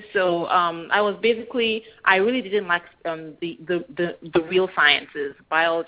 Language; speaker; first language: English; non-native, local second language; Yoruba